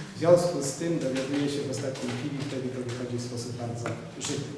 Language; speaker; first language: Polish; native; Polish